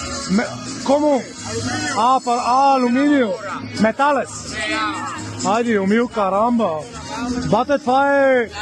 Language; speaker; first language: Spanish; non-native, learner; Bulgarian